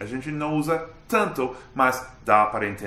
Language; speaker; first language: Portuguese; non-native, fluent; English